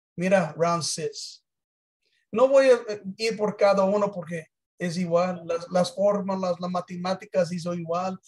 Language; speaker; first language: Spanish; early bilingual, heritage; English